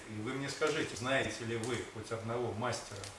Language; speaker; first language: Russian; native; Russian